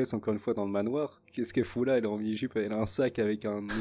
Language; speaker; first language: French; native; French